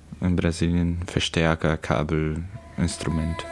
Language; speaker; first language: German; non-native, learner; Portuguese